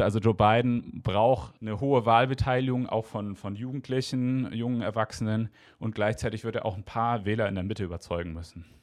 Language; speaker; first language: German; native; German